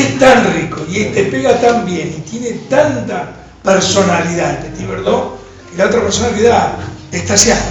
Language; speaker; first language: Spanish; native; Spanish